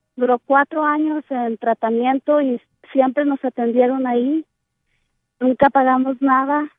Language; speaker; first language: Spanish; native; Spanish